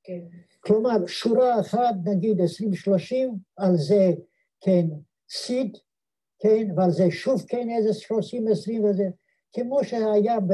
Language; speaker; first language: Hebrew; non-native, fluent; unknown